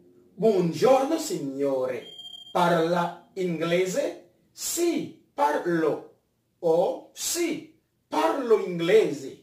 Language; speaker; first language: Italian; non-native, fluent; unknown